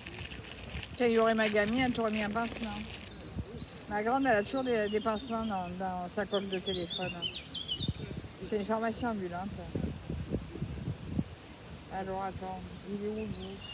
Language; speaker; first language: French; native; French